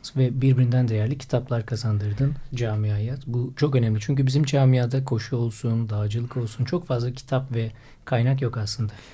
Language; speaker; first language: Turkish; native; Turkish